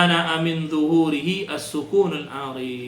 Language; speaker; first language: Arabic; non-native, fluent; Malay